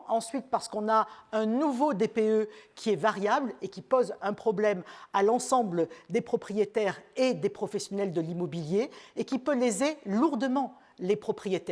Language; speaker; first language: French; native; French